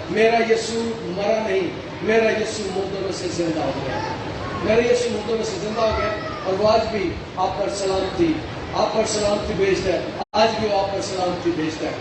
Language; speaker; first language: Urdu; non-native, local second language; Punjabi